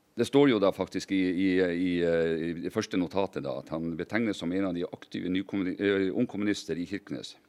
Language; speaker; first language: Norwegian; native; Norwegian